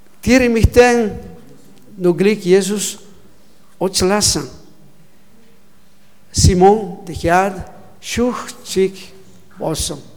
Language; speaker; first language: Mongolian; non-native, learner; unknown